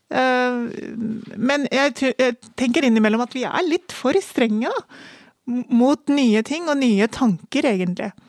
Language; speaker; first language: Norwegian; native; Norwegian